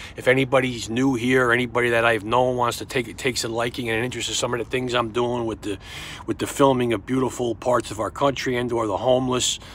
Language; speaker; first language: English; native; English